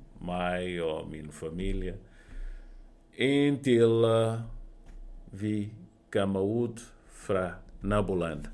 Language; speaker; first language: Danish; non-native, fluent; Portuguese